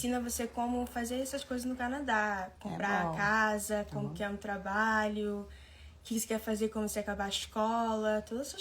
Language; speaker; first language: Portuguese; early bilingual, heritage; Portuguese